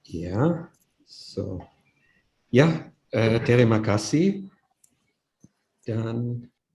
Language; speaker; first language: Indonesian; non-native, fluent; German